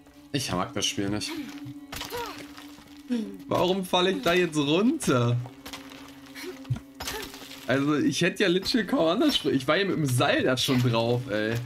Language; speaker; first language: German; native; German